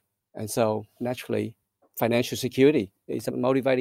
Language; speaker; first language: English; early bilingual, other home language; Vietnamese